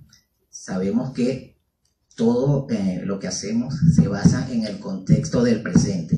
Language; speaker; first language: Spanish; native; Spanish